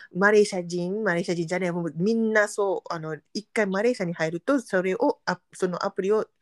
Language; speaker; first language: Japanese; non-native, fluent; Malay